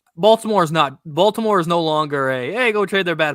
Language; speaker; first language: English; native; English